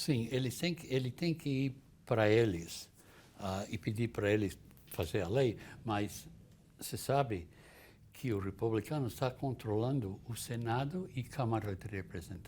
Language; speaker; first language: Portuguese; non-native, fluent; English